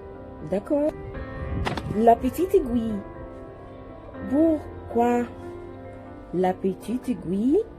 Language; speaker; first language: French; non-native, learner; Arabic